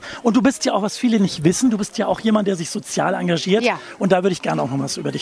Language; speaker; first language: German; native; German